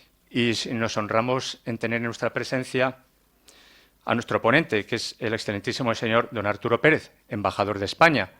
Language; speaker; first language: Spanish; native; Spanish